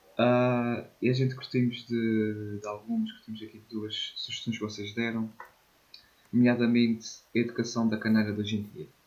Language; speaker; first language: Portuguese; native; Portuguese